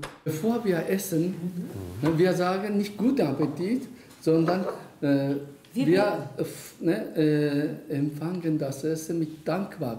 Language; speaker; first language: German; non-native, fluent; Japanese